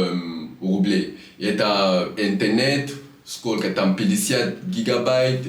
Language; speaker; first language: Russian; non-native, fluent; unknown